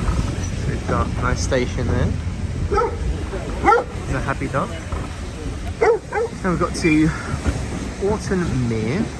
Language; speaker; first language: English; native; English